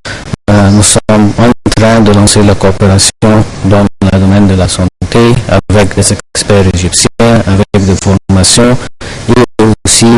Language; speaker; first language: French; non-native, fluent; Arabic